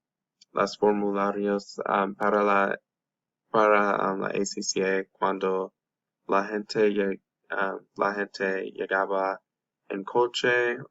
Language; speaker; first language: Spanish; non-native, learner; English